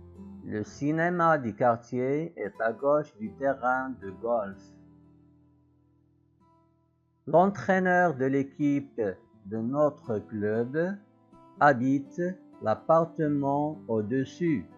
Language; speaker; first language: French; non-native, local second language; Arabic